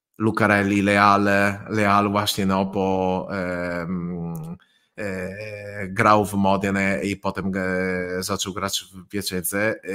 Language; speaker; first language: Polish; non-native, fluent; Italian